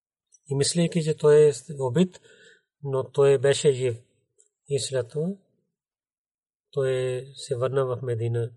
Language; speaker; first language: Bulgarian; non-native, learner; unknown